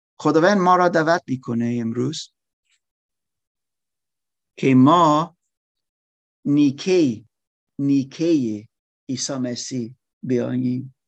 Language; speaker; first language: Persian; non-native, learner; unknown